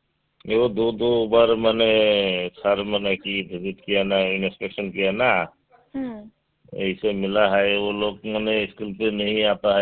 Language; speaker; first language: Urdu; non-native, local second language; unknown